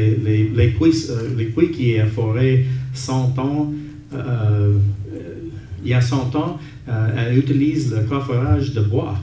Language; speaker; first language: French; non-native, local second language; English